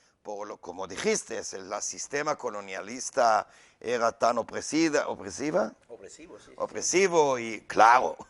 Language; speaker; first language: Spanish; non-native, learner; Hebrew